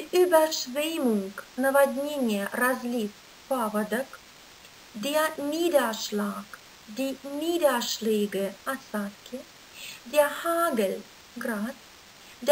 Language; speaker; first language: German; non-native, fluent; Russian